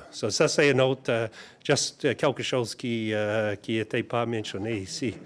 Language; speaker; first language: French; non-native, learner; English